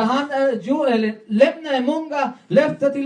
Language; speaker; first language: Swedish; non-native, learner; Spanish